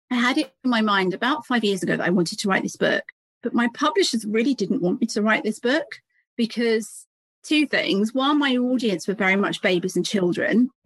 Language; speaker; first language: English; native; English